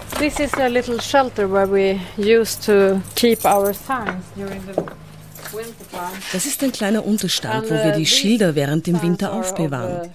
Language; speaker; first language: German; non-native, learner; Swedish